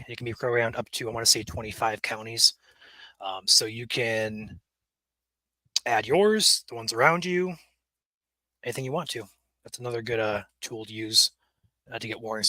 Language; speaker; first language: English; native; English